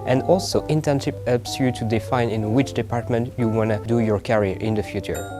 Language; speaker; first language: English; non-native, fluent; French